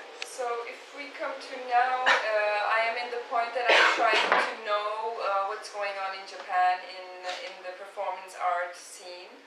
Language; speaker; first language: English; non-native, fluent; Turkish